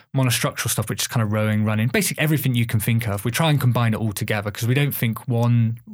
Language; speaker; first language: English; native; English